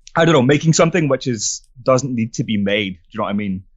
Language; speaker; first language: English; non-native, fluent; French